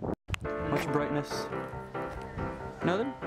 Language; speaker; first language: English; native; English